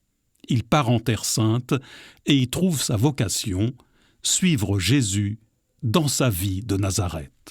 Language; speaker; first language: French; native; French